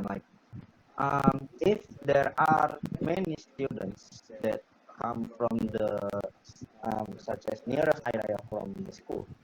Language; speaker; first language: English; non-native, learner; Indonesian